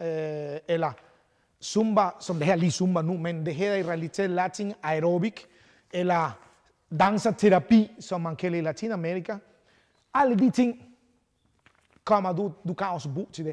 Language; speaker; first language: Danish; non-native, fluent; Spanish